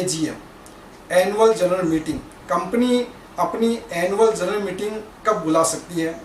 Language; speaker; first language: Hindi; native; Hindi